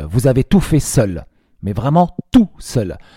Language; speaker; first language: French; native; French